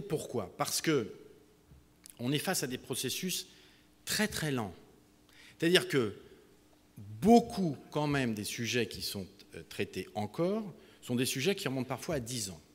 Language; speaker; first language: French; native; French